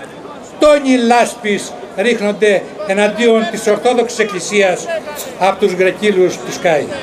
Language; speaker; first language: Greek; native; Greek